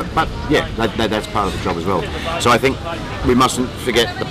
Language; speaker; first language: English; native; English